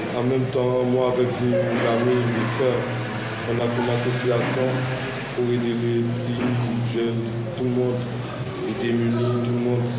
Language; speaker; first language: French; native; French